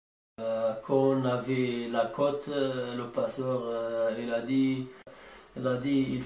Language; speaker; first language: French; non-native, learner; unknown